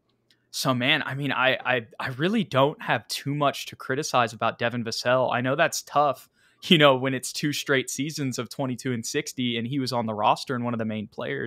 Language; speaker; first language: English; native; English